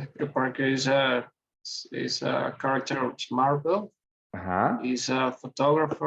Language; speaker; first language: English; non-native, learner; Spanish